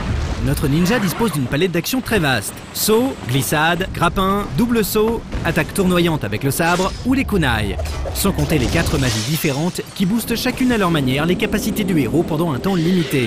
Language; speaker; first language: French; native; French